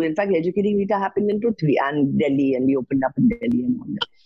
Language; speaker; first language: English; non-native, local second language; Marathi